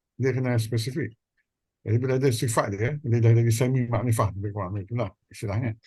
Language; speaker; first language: Malay; native; Malay